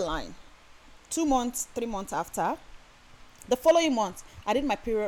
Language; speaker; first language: English; non-native, local second language; Yoruba